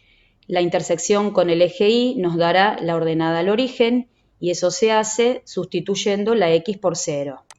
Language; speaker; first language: Spanish; native; Spanish